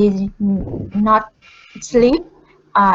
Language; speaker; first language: English; non-native, learner; Vietnamese